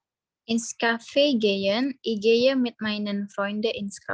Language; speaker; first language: German; non-native, learner; Indonesian